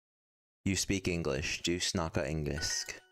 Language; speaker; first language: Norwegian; non-native, learner; English